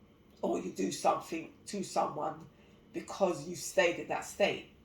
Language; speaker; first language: English; native; English